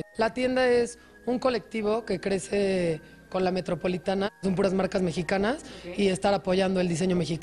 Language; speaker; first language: Spanish; native; Spanish